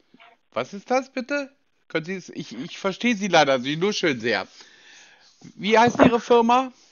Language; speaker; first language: German; native; German